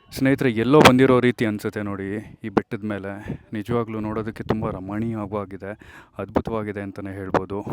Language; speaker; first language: Kannada; native; Kannada